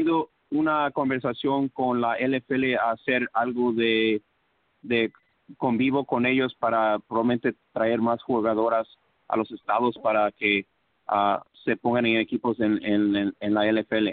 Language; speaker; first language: Spanish; early bilingual, heritage; English